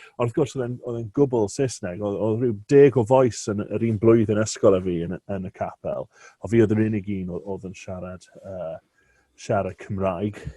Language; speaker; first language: Welsh; non-native, local second language; English